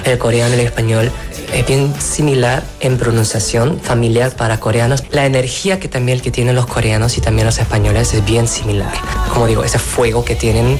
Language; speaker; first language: Spanish; non-native, fluent; Korean